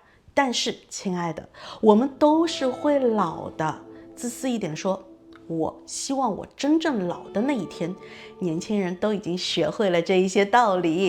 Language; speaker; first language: Chinese; native; Chinese